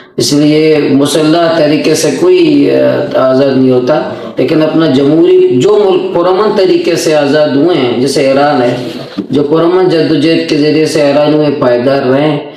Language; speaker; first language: Urdu; non-native, local second language; Baluchi